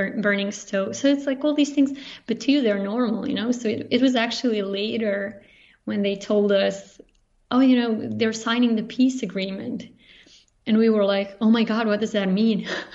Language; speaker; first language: English; non-native, fluent; Serbian